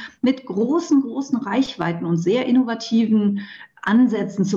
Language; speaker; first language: German; native; German